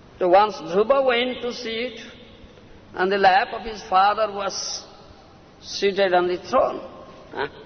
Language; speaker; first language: English; non-native, local second language; Odia